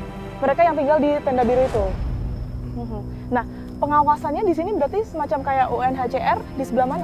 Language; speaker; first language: Indonesian; native; Indonesian